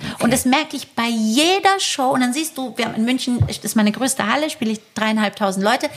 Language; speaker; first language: German; early bilingual, other home language; Persian